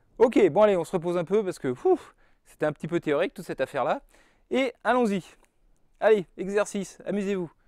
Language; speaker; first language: French; native; French